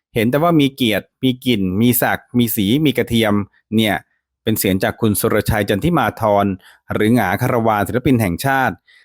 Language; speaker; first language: Thai; native; Thai